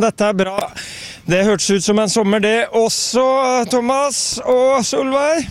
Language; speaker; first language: Norwegian; native; Norwegian